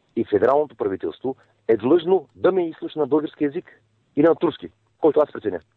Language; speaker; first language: Bulgarian; non-native, local second language; Turkish